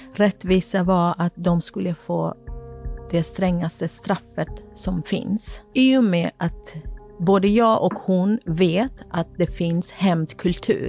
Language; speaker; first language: Swedish; non-native, fluent; Kurdish